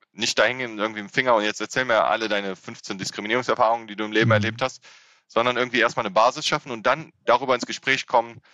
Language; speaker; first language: German; native; German